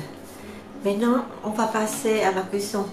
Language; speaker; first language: French; non-native, learner; Vietnamese